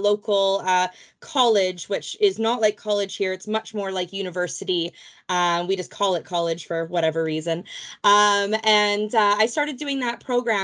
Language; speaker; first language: English; native; English